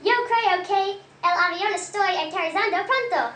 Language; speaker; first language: Spanish; non-native, learner; English